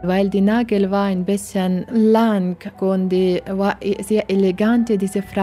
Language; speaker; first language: German; non-native, learner; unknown